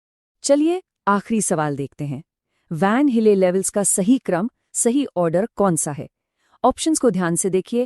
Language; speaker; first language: Hindi; native; Hindi